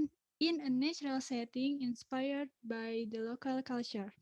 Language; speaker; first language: English; non-native, learner; Indonesian